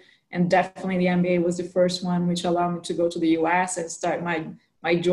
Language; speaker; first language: English; non-native, fluent; Portuguese